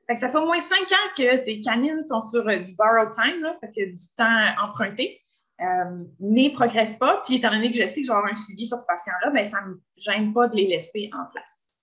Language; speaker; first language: French; native; French